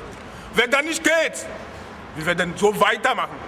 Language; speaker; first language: German; non-native, learner; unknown